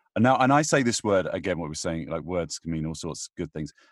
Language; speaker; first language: English; native; English